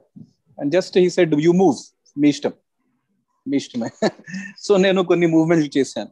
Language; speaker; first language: Telugu; non-native, local second language; Hindi